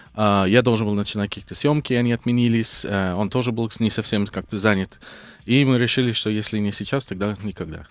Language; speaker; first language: Russian; non-native, fluent; English